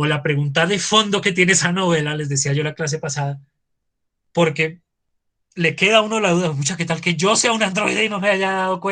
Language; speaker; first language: Spanish; native; Spanish